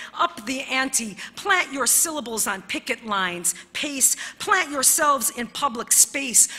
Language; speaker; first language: English; early bilingual, other home language; Spanish